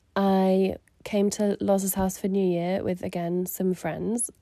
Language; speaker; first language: English; native; English